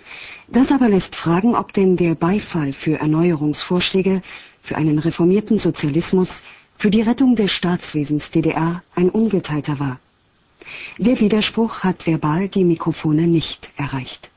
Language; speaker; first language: German; native; German